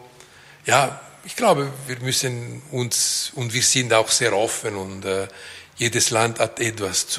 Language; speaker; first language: German; non-native, local second language; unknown